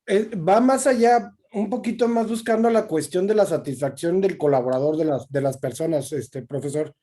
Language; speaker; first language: Spanish; native; Spanish